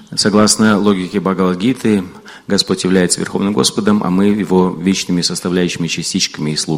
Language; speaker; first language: Russian; native; Russian